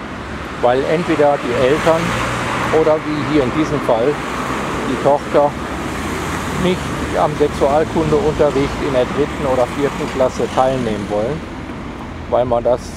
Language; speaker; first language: German; native; German